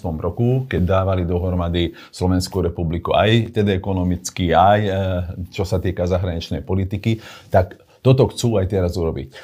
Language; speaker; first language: Slovak; non-native, local second language; Hungarian